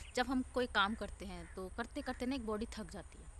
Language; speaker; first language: Hindi; native; Hindi